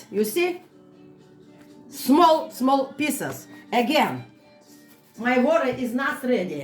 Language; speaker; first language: English; non-native, learner; Russian